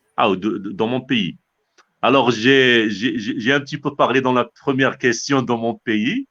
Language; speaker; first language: French; non-native, local second language; Arabic